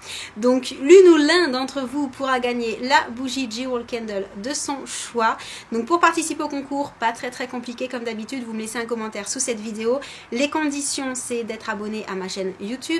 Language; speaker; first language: French; native; French